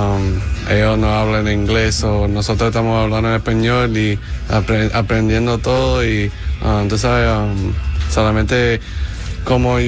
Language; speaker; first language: Spanish; early bilingual, heritage; English